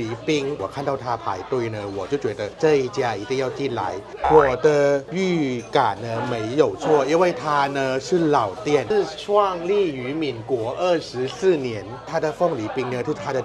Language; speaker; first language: Chinese; non-native, fluent; Thai